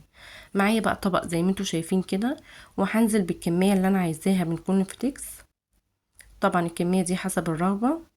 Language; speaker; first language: Arabic; native; Arabic